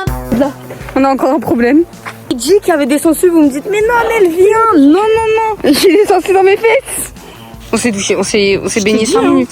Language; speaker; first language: French; native; French